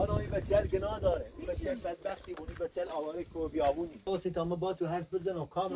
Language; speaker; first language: Persian; non-native, local second language; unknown